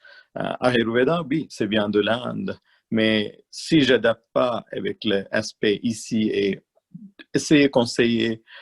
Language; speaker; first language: French; non-native, learner; Malayalam